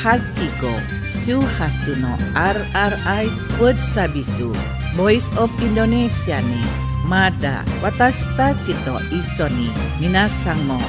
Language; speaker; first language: Japanese; non-native, fluent; Indonesian